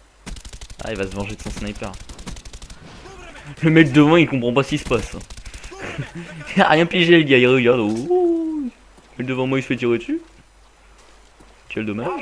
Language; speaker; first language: French; native; French